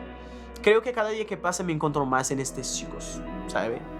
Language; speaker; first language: Spanish; non-native, fluent; Portuguese